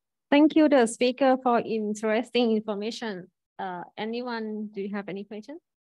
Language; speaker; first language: English; non-native, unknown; Thai